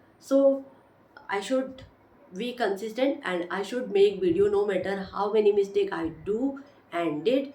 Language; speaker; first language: English; non-native, learner; Hindi